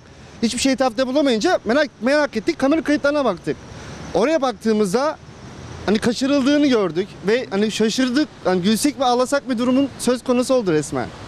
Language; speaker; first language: Turkish; native; Turkish